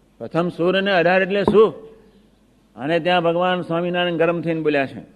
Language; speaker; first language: Gujarati; native; Gujarati